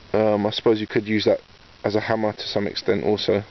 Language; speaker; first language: English; native; English